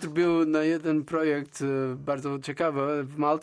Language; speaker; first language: Polish; non-native, learner; Portuguese